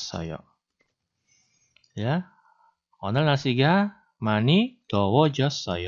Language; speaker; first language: Korean; non-native, fluent; Indonesian